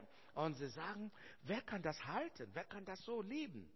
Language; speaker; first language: German; non-native, learner; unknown